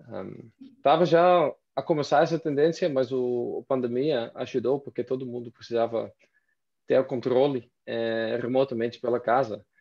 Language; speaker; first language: Portuguese; non-native, fluent; Dutch